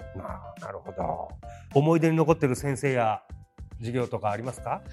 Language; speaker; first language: Japanese; native; Japanese